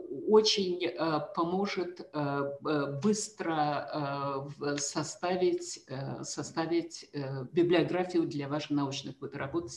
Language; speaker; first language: Russian; native; Russian